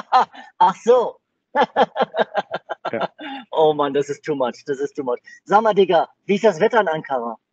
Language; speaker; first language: German; native; German